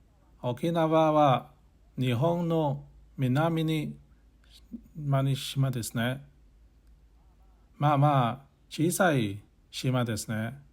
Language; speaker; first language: Japanese; non-native, learner; English